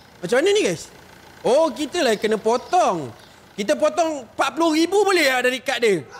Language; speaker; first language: Malay; native; Malay